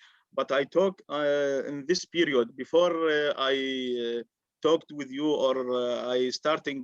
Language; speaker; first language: English; non-native, learner; Arabic